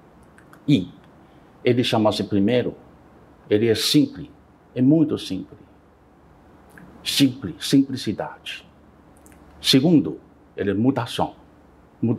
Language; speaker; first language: Portuguese; non-native, learner; Chinese